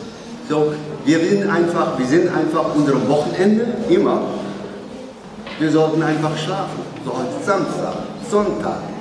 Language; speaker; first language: German; non-native, learner; Somali